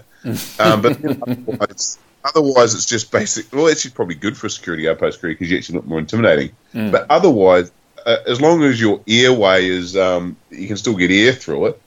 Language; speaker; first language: English; native; English